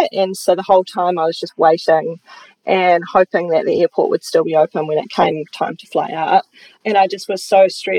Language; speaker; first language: English; native; English